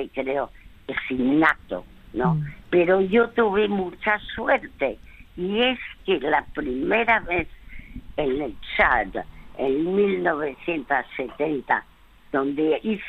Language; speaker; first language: Spanish; early bilingual, other home language; French